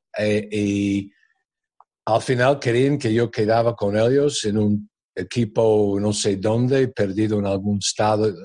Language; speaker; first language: Spanish; non-native, fluent; English